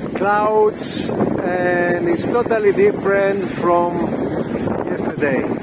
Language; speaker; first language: English; non-native, learner; Greek